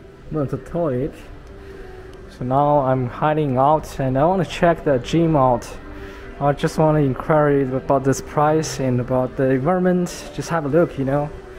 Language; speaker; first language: English; non-native, fluent; Chinese